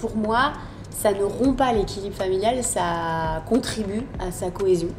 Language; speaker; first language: French; native; French